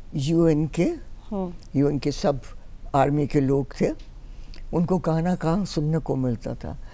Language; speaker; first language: Hindi; native; Hindi